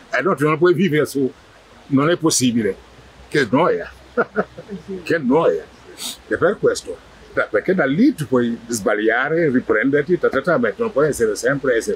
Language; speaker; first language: Italian; non-native, fluent; Wolof